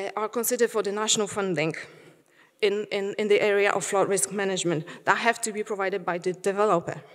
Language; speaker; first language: English; non-native, fluent; Polish